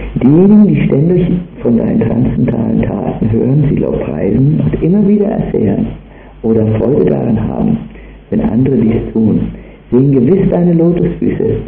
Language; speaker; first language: German; native; German